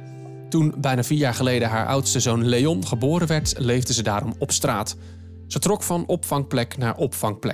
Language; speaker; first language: Dutch; native; Dutch